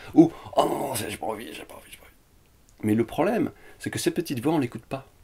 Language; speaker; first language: French; early bilingual, other home language; Vietnamese